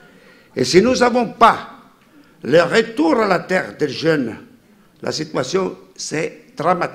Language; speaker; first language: French; non-native, fluent; Italian